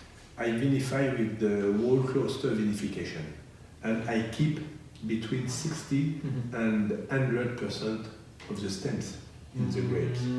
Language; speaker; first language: English; non-native, learner; French